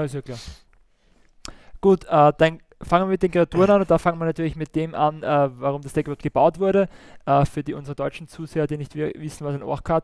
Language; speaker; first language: German; native; German